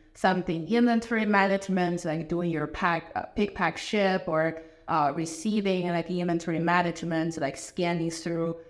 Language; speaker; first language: English; non-native, fluent; Chinese